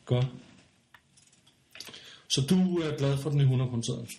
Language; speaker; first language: Danish; native; Danish